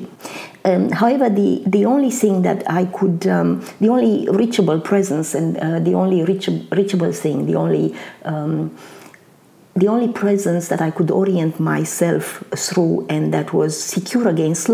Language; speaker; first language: English; non-native, fluent; Romanian